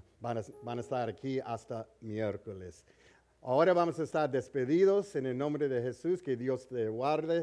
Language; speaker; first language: Spanish; early bilingual, heritage; English